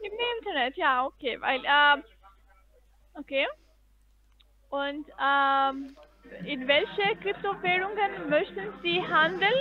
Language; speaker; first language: German; non-native, fluent; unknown